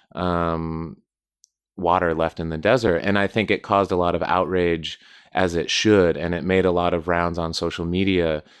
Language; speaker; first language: English; native; English